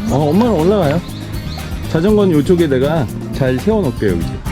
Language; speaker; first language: Korean; native; Korean